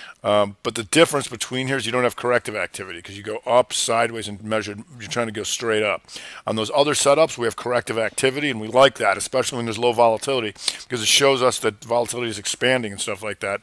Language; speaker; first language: English; native; English